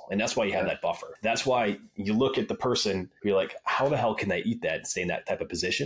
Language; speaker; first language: English; native; English